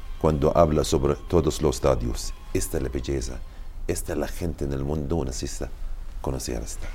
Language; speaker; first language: Spanish; non-native, learner; Arabic